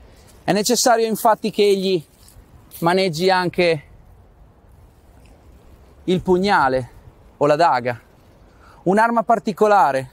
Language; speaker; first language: Italian; native; Italian